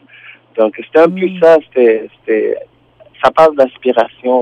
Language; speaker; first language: French; non-native, fluent; Tsonga